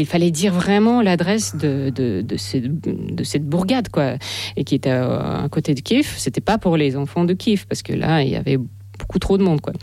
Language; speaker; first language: French; non-native, fluent; Russian